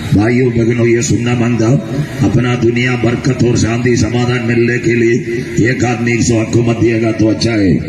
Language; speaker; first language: Hindi; non-native, local second language; Malayalam